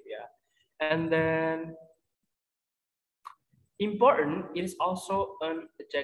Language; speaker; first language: English; non-native, fluent; Indonesian